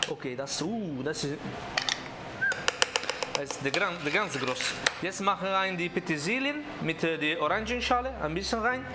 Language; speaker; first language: German; non-native, learner; Italian